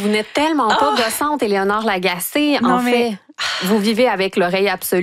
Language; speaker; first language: French; native; French